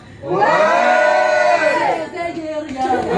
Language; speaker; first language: French; native; French